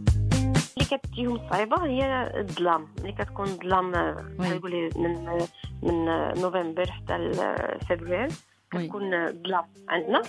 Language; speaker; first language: Arabic; early bilingual, heritage; Arabic